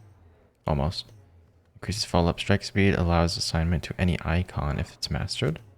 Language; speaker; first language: English; native; English